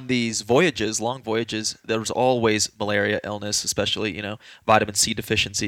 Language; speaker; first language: English; native; English